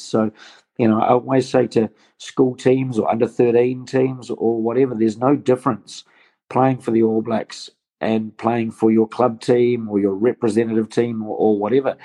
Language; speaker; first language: English; native; English